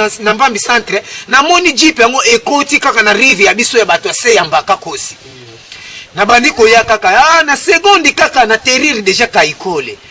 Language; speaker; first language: Lingala; non-native, local second language; Kongo